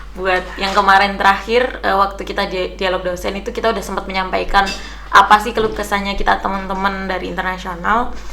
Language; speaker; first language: Indonesian; native; Indonesian